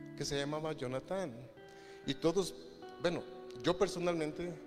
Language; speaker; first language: Spanish; native; Spanish